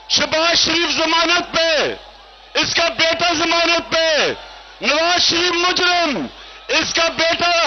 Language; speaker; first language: Urdu; native; Urdu